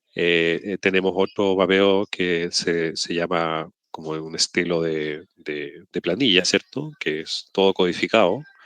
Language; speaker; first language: Spanish; native; Spanish